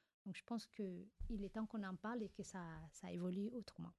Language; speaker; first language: French; non-native, local second language; Fula